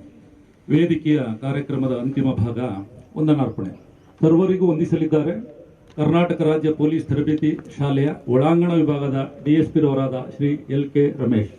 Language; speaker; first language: Kannada; native; Kannada